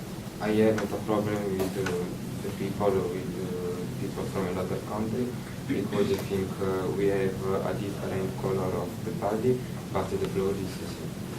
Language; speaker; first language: English; non-native, learner; Italian